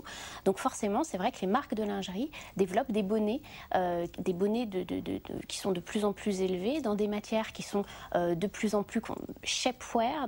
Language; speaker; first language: French; native; French